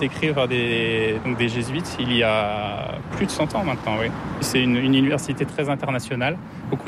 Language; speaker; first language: French; native; French